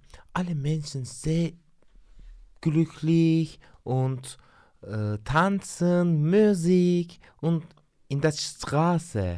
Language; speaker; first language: German; non-native, learner; Turkish